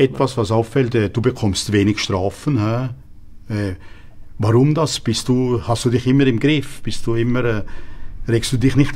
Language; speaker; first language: German; native; German